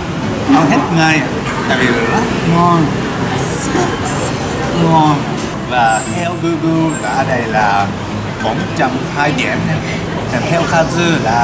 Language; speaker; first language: Vietnamese; non-native, learner; Japanese